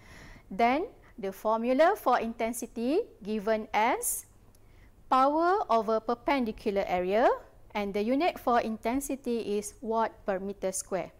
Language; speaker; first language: English; non-native, local second language; Malay